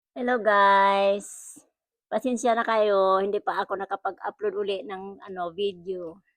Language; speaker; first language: Filipino; non-native, local second language; Cebuano